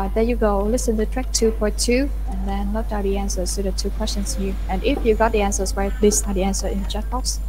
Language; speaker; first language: English; non-native, fluent; Vietnamese